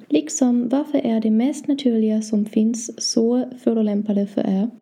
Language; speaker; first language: Swedish; non-native, learner; English